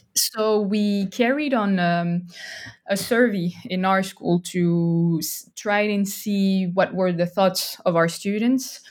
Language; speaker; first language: English; non-native, fluent; French